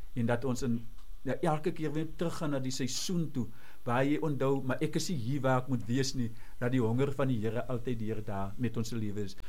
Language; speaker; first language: Afrikaans; native; Afrikaans